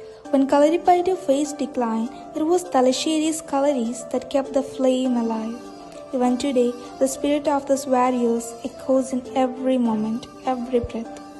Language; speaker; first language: English; non-native, local second language; Malayalam